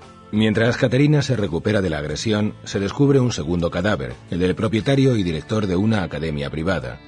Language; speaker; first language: Spanish; native; Spanish